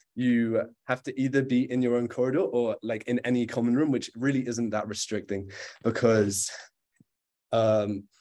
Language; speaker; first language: English; native; English